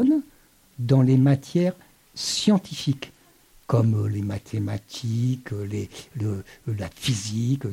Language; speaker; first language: French; native; French